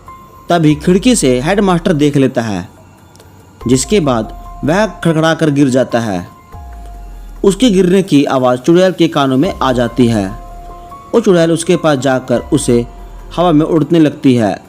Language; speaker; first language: Hindi; native; Hindi